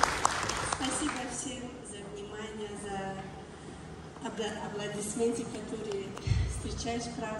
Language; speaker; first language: Russian; non-native, learner; Tajik